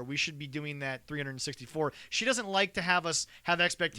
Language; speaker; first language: English; native; English